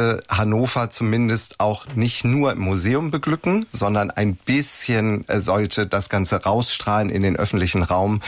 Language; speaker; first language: German; native; German